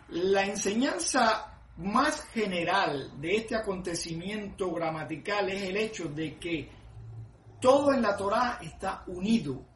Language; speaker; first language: Spanish; native; Spanish